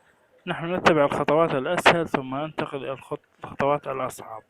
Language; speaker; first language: Arabic; native; Arabic